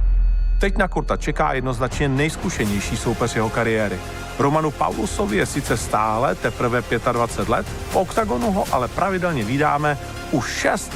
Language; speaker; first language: Czech; native; Czech